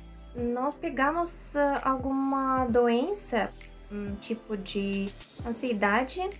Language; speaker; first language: Portuguese; non-native, learner; Russian